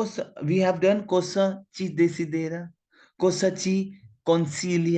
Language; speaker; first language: Italian; non-native, learner; Hindi